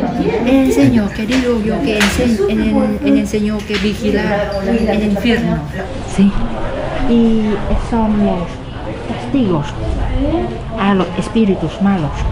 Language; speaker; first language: Spanish; non-native, learner; Vietnamese